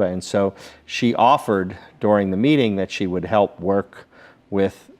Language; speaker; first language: English; native; English